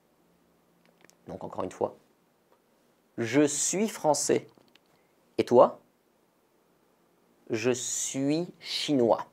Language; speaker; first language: French; native; French